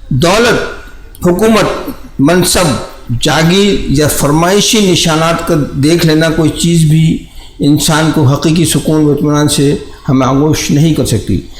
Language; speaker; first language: Urdu; native; Urdu